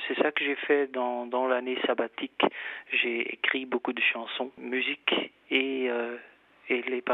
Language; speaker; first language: French; non-native, fluent; Dutch